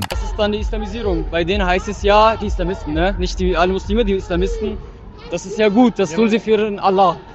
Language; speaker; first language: German; non-native, fluent; Arabic